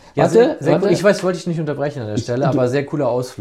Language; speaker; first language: German; native; German